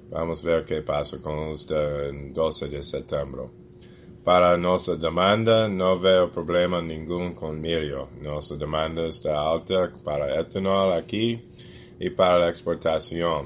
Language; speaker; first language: Portuguese; non-native, fluent; English